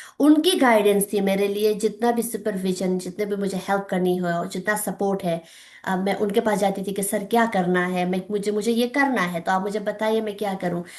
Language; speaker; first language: Urdu; non-native, local second language; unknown